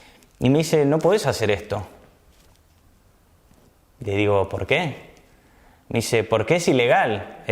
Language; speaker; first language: Spanish; native; Spanish